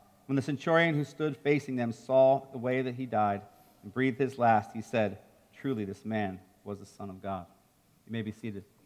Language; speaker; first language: English; native; English